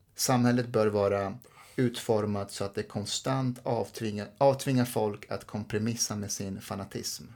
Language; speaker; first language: Swedish; early bilingual, other home language; Persian